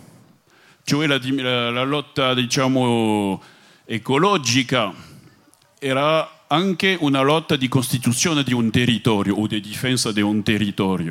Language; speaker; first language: Italian; non-native, fluent; French